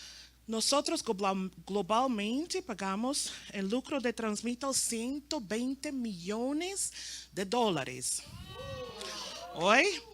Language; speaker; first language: Portuguese; non-native, learner; Spanish